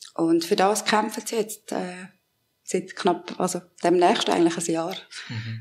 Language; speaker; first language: German; early bilingual, other home language; Persian